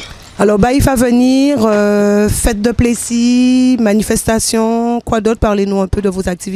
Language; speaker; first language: French; native; French